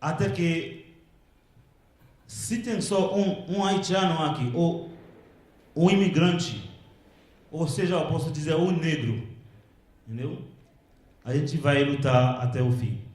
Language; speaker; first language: Portuguese; non-native, local second language; Haitian Creole